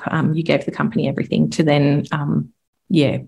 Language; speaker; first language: English; non-native, fluent; German